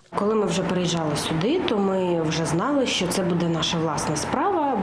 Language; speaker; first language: Ukrainian; native; Ukrainian